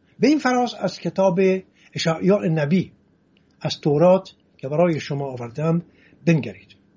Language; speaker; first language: Persian; non-native, local second language; Assyrian Neo-Aramaic